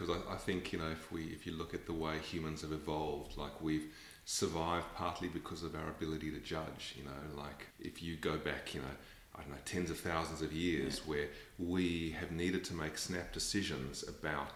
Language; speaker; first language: English; native; English